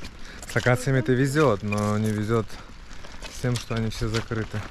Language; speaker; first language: Russian; native; Russian